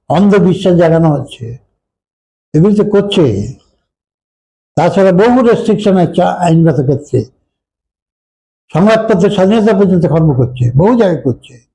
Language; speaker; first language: Bangla; native; Bangla